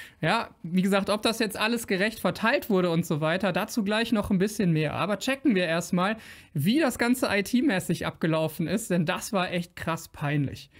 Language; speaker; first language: German; native; German